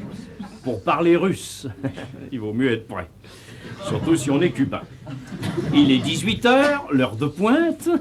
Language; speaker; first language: French; native; French